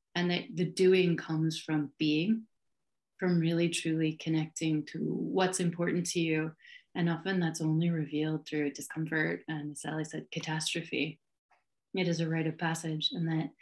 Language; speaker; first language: English; native; English